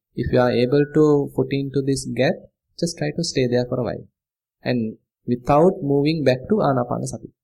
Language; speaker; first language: English; non-native, local second language; Sinhala